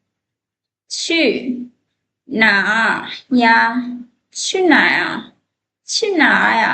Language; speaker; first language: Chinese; non-native, fluent; Lao